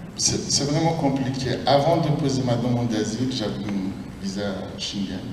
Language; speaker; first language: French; non-native, fluent; Persian